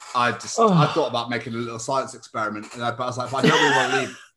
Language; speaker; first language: English; native; English